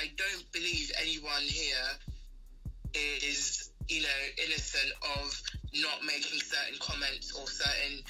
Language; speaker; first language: English; native; English